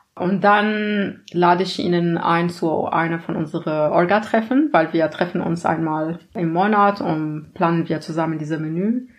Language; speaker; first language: German; non-native, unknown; Arabic